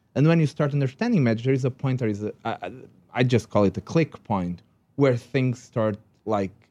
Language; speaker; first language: English; non-native, fluent; Portuguese